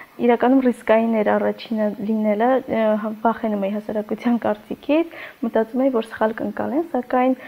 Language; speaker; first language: Armenian; non-native, local second language; Kurdish